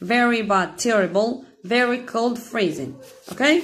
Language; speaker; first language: English; non-native, fluent; Arabic